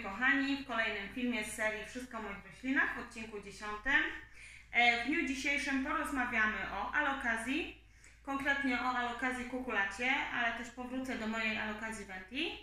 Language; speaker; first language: Polish; native; Polish